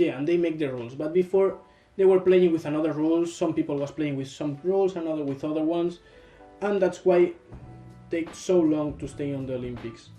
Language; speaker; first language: English; non-native, learner; Spanish